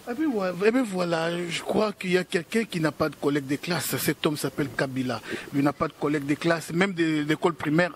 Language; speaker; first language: French; non-native, local second language; Lingala